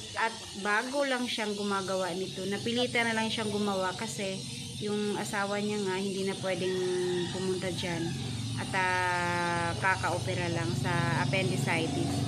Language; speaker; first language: Filipino; non-native, local second language; Cebuano